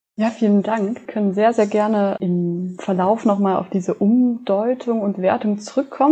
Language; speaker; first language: German; native; German